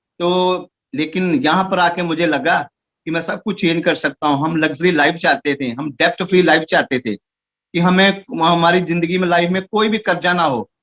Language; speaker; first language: Hindi; non-native, local second language; Punjabi